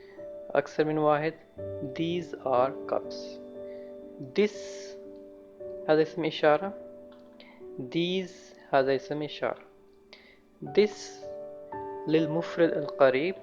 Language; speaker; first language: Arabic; non-native, learner; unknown